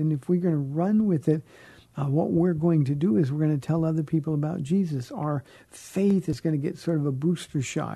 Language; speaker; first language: English; native; English